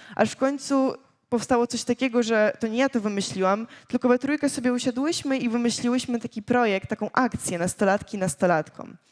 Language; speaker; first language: Polish; early bilingual, other home language; Ukrainian